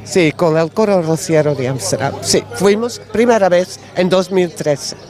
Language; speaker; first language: Spanish; non-native, learner; Dutch